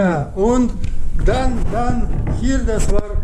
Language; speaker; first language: German; non-native, fluent; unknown